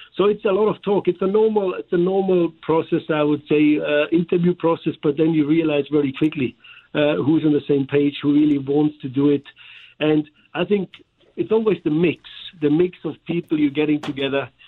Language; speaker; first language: English; non-native, fluent; German